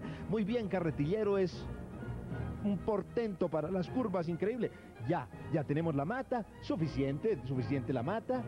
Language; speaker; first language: Spanish; native; Spanish